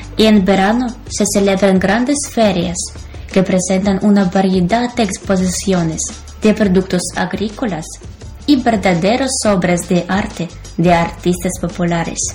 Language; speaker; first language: Spanish; non-native, fluent; Ukrainian